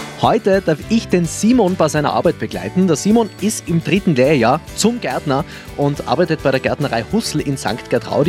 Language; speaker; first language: German; native; German